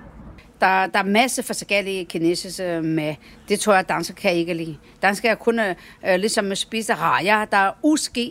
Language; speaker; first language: Danish; non-native, learner; Chinese